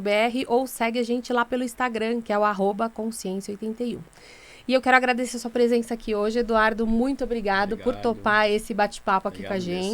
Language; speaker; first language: Portuguese; native; Portuguese